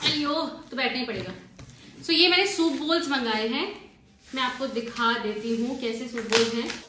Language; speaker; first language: Hindi; native; Hindi